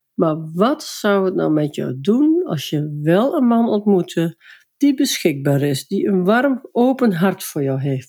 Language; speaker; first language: Dutch; native; Dutch